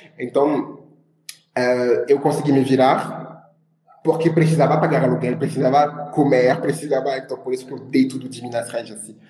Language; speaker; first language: Portuguese; non-native, fluent; French